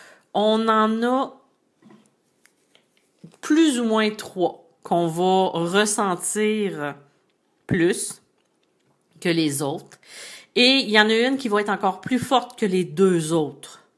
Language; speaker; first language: French; native; French